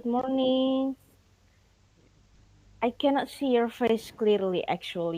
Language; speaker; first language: English; non-native, fluent; Indonesian